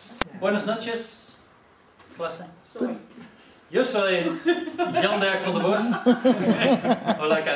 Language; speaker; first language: Spanish; non-native, learner; Dutch